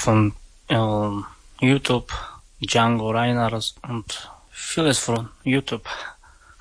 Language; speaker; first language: German; non-native, learner; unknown